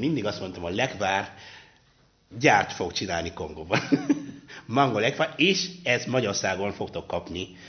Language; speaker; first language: Hungarian; non-native, fluent; Luba-Lulua